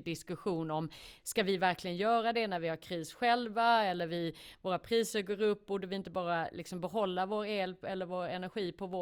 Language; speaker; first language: Swedish; native; Swedish